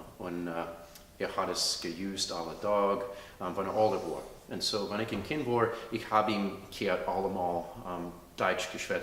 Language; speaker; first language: German; early bilingual, heritage; English